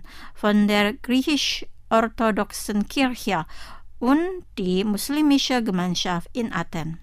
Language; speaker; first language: German; non-native, fluent; Indonesian